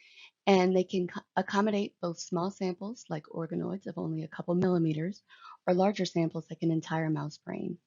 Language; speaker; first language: English; native; English